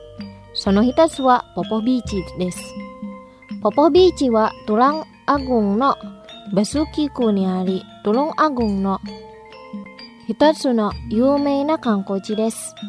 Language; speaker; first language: Japanese; non-native, fluent; Indonesian